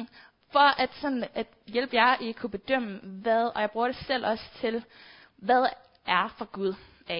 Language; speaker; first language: Danish; native; Danish